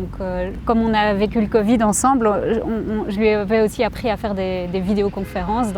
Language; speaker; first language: French; native; French